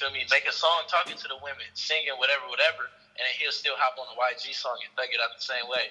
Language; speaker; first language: English; native; English